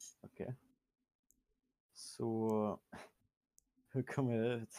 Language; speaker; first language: Swedish; non-native, fluent; German